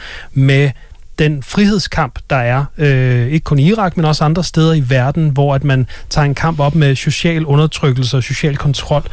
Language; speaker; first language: Danish; native; Danish